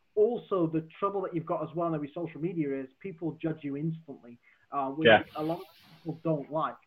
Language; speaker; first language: English; native; English